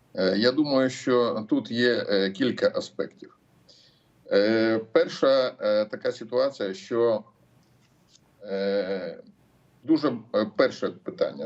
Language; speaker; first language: Ukrainian; non-native, local second language; Russian